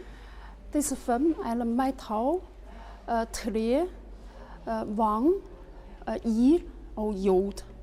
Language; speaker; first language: Norwegian; non-native, learner; Chinese